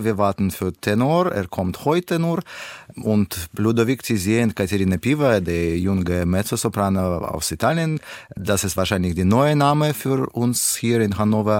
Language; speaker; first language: German; non-native, fluent; Russian